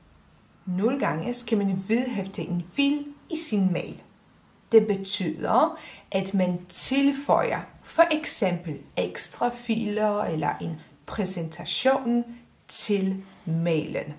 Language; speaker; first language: Danish; non-native, fluent; Polish